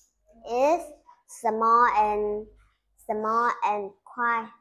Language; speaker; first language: English; non-native, learner; Vietnamese